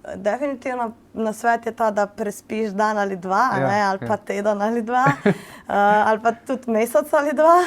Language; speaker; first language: Slovenian; native; Slovenian